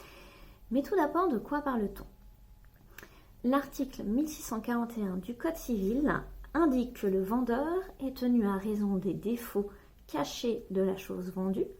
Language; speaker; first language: French; native; French